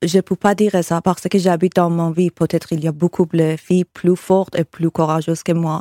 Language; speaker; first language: French; non-native, learner; Persian